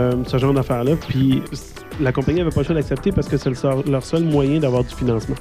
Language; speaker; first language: French; native; French